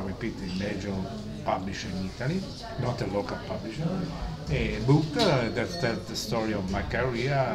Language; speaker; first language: English; non-native, learner; Italian